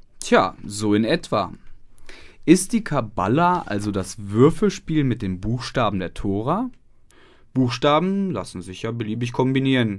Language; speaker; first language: German; native; German